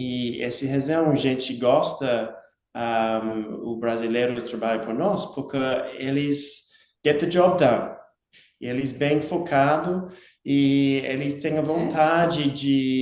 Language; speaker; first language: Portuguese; non-native, learner; English